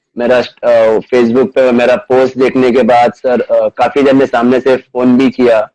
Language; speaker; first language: Hindi; non-native, local second language; Marathi